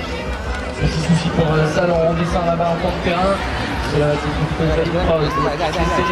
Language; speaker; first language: French; native; French